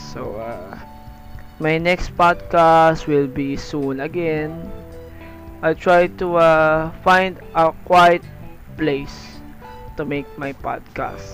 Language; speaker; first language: English; non-native, local second language; Filipino